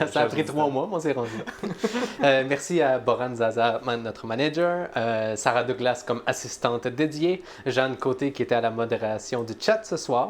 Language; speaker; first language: French; native; French